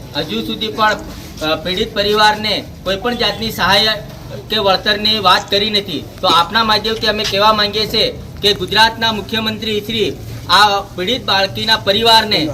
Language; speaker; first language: Gujarati; native; Gujarati